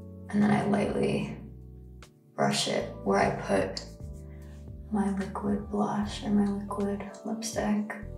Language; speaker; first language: English; early bilingual, other home language; German